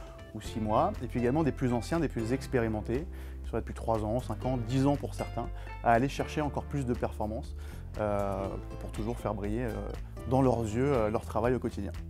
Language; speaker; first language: French; native; French